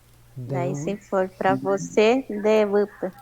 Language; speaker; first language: Portuguese; native; Portuguese